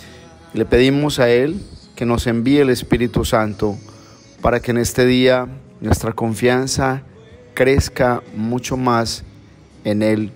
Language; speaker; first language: Spanish; native; Spanish